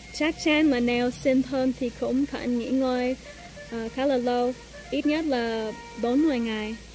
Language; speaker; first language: Vietnamese; non-native, learner; English